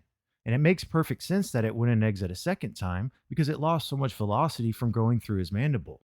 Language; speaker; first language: English; native; English